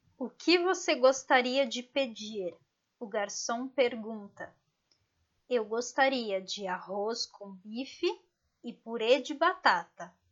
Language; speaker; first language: Portuguese; native; Portuguese